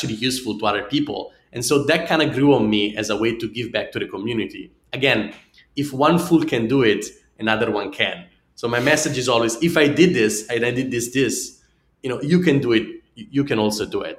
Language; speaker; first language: English; non-native, fluent; Italian